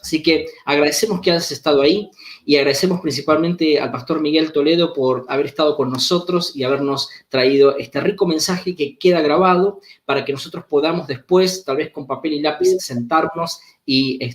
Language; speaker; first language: Spanish; native; Spanish